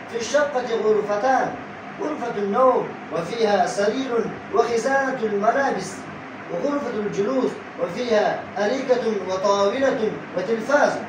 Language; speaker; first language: Arabic; non-native, learner; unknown